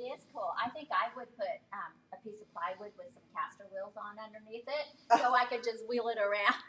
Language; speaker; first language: English; native; English